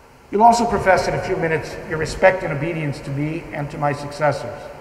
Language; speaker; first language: English; native; English